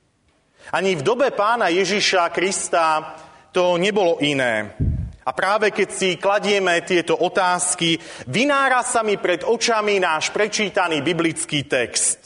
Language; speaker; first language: Slovak; native; Slovak